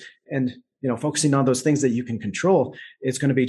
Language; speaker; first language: English; native; English